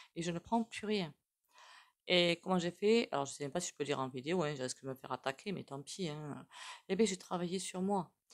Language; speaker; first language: French; native; French